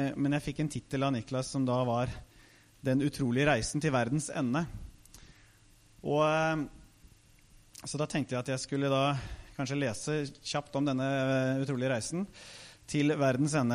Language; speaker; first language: Norwegian; native; Norwegian